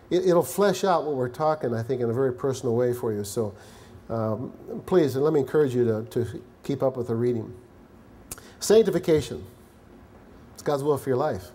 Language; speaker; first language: English; native; English